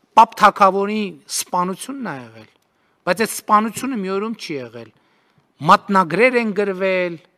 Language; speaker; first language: Armenian; native; Armenian